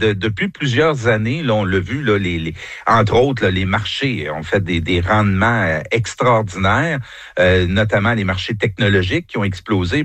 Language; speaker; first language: French; native; French